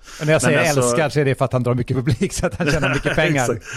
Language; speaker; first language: Swedish; native; Swedish